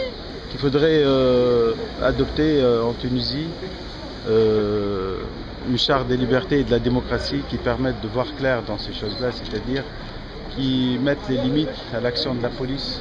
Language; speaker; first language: French; non-native, local second language; Arabic